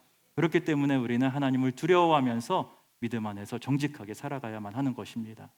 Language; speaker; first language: Korean; native; Korean